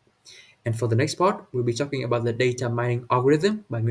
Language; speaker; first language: English; non-native, learner; Vietnamese